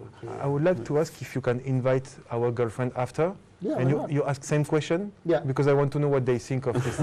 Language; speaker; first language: English; non-native, fluent; French